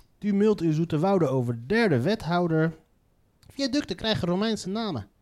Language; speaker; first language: Dutch; native; Dutch